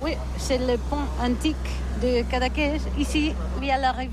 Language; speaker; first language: French; non-native, learner; Catalan